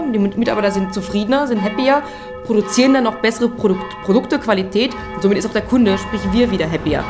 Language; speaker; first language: German; native; German